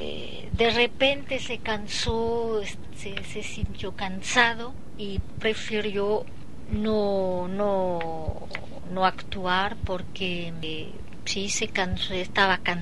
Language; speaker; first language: Spanish; non-native, fluent; French